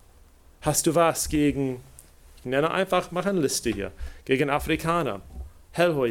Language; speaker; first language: German; non-native, fluent; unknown